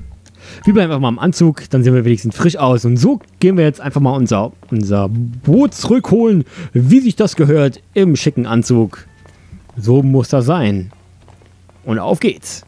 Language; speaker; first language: German; native; German